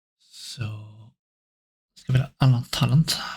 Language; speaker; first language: Swedish; non-native, learner; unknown